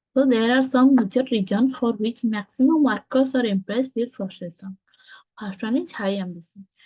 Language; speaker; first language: English; non-native, local second language; Odia